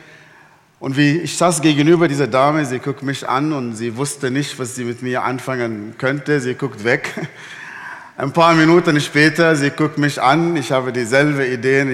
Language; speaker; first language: German; non-native, fluent; Arabic